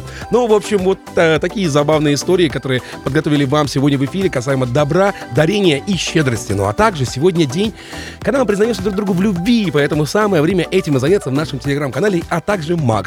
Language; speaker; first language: Russian; native; Russian